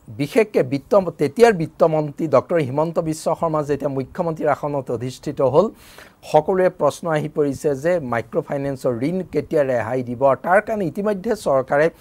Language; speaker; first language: Assamese; native; Assamese